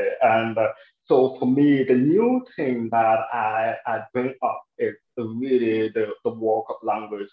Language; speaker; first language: English; non-native, local second language; French